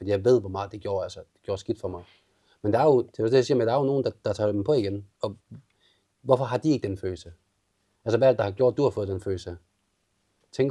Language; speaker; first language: Danish; native; Danish